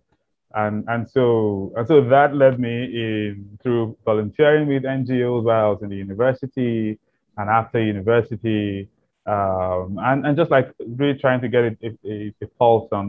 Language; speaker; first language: English; non-native, local second language; Igbo